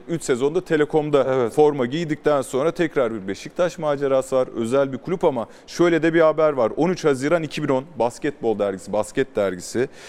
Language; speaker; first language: Turkish; native; Turkish